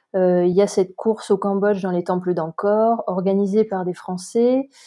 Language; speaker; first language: French; native; French